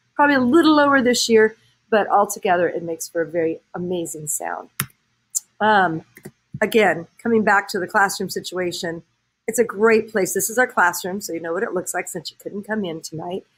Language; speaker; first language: English; native; English